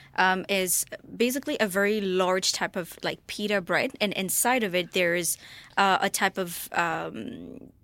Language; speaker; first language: English; non-native, fluent; Morisyen